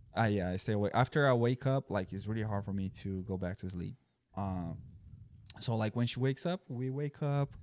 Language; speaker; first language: English; non-native, fluent; Portuguese